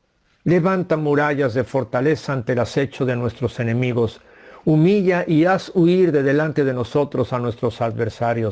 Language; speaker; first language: Spanish; native; Spanish